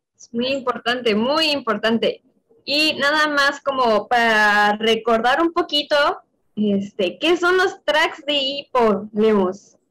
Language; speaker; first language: Spanish; native; Spanish